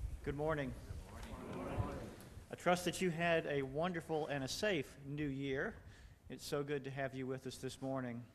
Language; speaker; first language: English; native; English